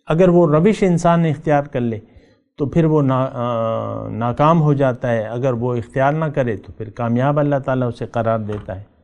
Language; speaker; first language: Urdu; native; Urdu